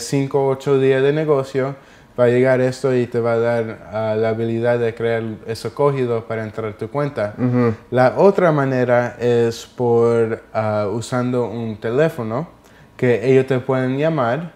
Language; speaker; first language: Spanish; early bilingual, heritage; English